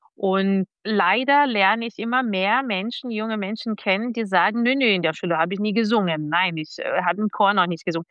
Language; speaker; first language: German; non-native, fluent; Portuguese